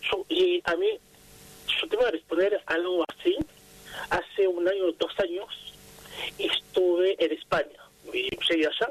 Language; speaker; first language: Spanish; non-native, fluent; Haitian Creole